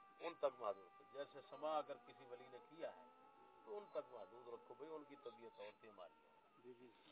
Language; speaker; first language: Urdu; non-native, local second language; Punjabi